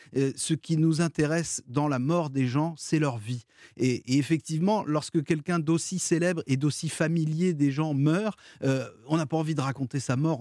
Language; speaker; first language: French; native; French